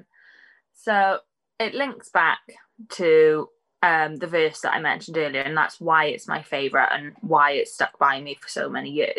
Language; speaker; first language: English; native; English